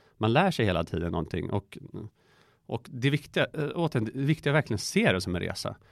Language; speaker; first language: Swedish; early bilingual, other home language; Persian